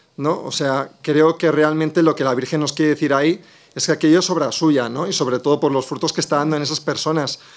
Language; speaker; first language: Spanish; native; Spanish